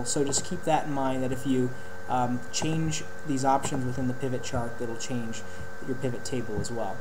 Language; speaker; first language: English; native; English